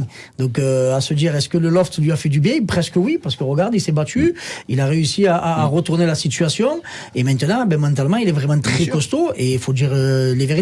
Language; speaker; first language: French; native; French